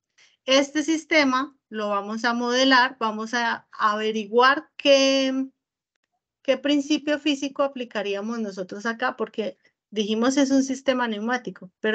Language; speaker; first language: Spanish; native; Spanish